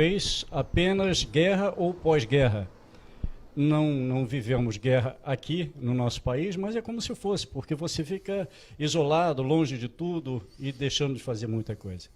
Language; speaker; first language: Portuguese; native; Portuguese